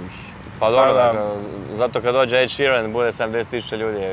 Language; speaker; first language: Serbian; native; Serbian